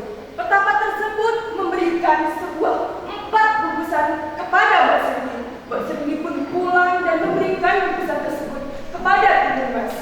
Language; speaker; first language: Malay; non-native, local second language; Javanese